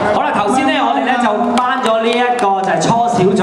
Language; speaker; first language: Cantonese; native; Cantonese